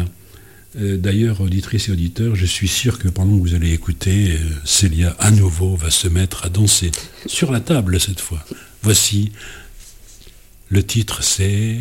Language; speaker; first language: French; native; French